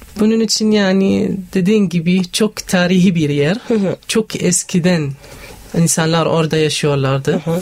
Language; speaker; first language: Turkish; non-native, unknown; Arabic